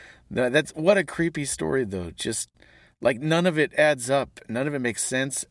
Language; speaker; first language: English; native; English